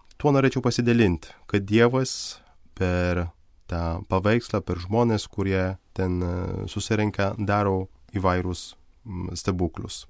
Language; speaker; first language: Lithuanian; non-native, local second language; Polish